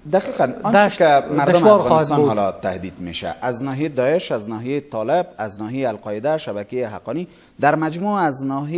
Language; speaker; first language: Persian; native; Persian